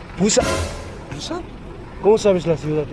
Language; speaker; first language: Spanish; non-native, fluent; Korean